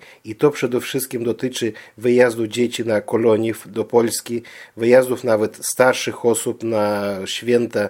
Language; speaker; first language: Polish; early bilingual, heritage; Polish